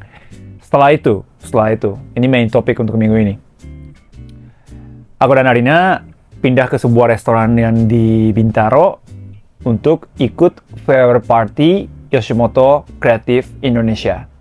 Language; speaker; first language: Indonesian; non-native, fluent; Japanese